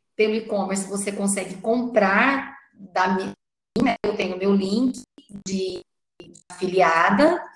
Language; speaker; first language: Portuguese; native; Portuguese